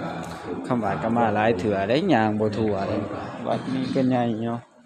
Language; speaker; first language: Thai; non-native, local second language; Northeastern Thai